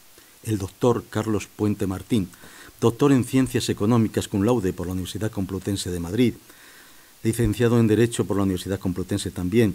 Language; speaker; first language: Spanish; native; Spanish